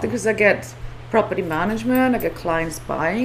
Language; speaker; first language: English; non-native, fluent; Swiss German